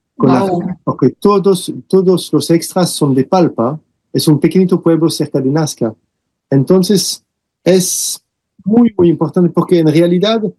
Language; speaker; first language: Spanish; non-native, fluent; French